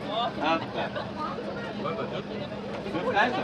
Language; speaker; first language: French; native; French